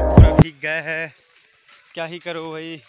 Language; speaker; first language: Hindi; non-native, local second language; Assamese